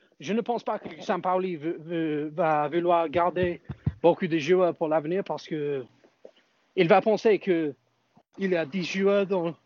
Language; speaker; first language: French; non-native, fluent; English